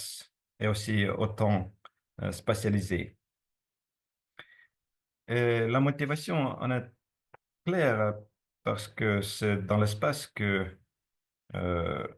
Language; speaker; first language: French; non-native, fluent; Estonian